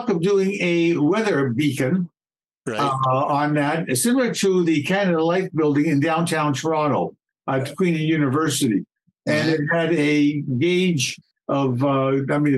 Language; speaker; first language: English; native; English